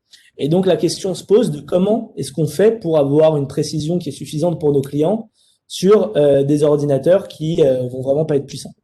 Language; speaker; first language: French; native; French